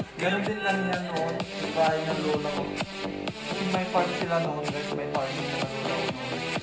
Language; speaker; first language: Filipino; non-native, local second language; Iloko